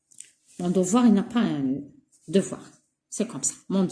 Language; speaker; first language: French; non-native, local second language; Arabic